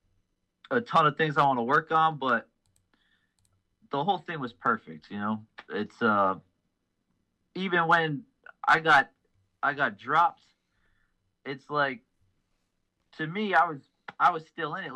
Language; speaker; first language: English; native; English